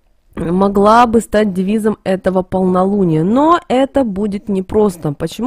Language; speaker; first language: Russian; native; Russian